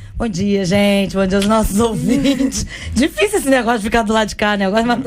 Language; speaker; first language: Portuguese; native; Portuguese